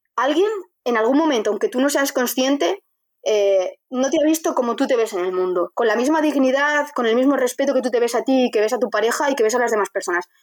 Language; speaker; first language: Spanish; native; Spanish